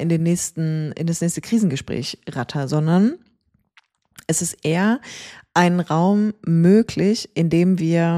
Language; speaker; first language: German; native; German